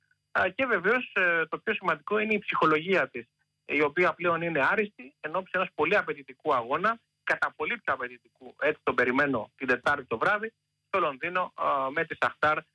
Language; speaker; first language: Greek; native; Greek